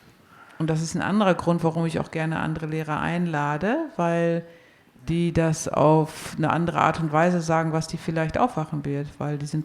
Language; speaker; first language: German; native; German